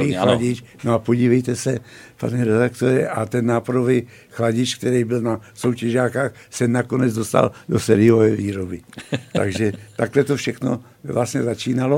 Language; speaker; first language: Czech; native; Czech